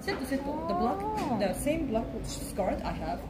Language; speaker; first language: English; non-native, learner; Japanese